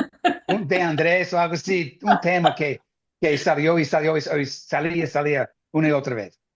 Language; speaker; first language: Spanish; non-native, fluent; English